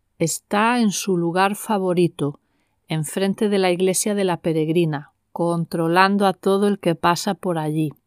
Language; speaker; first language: Spanish; native; Spanish